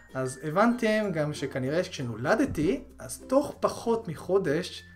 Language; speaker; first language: Hebrew; early bilingual, other home language; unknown